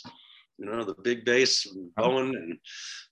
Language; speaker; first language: English; native; English